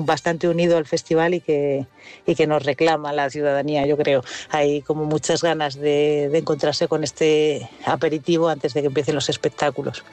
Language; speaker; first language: Spanish; native; Spanish